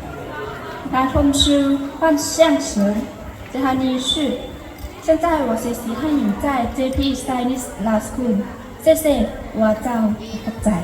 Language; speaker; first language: Chinese; non-native, learner; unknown